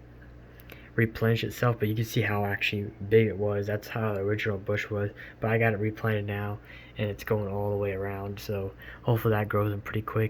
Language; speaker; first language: English; native; English